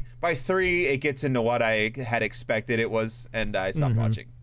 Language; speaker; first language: English; native; English